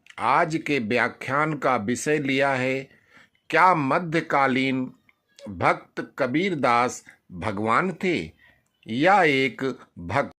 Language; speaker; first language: Hindi; native; Hindi